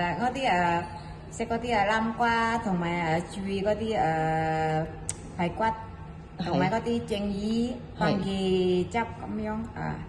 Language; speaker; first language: Cantonese; non-native, fluent; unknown